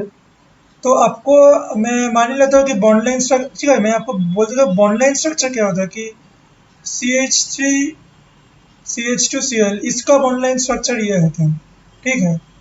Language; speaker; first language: Hindi; non-native, local second language; Bangla